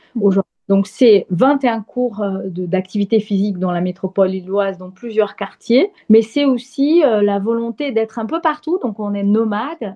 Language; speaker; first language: French; non-native, fluent; Portuguese